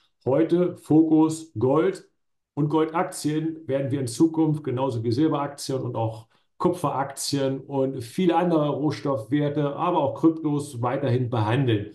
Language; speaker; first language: German; native; German